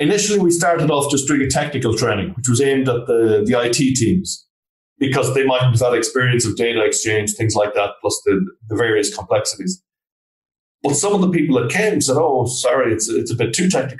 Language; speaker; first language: English; native; English